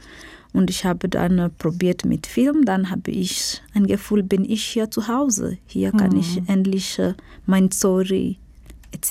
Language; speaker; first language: German; non-native, fluent; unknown